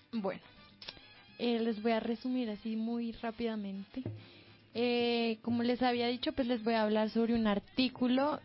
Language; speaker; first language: Spanish; native; Spanish